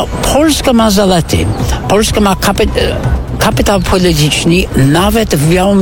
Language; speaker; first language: Polish; non-native, fluent; English